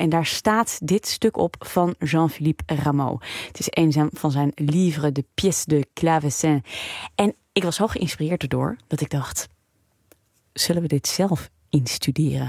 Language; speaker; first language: Dutch; native; Dutch